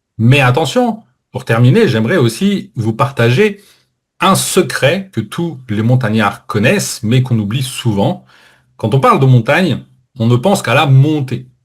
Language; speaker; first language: French; native; French